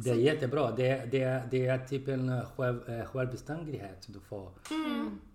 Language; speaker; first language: Swedish; non-native, learner; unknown